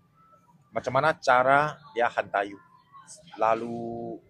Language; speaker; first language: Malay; non-native, local second language; Chinese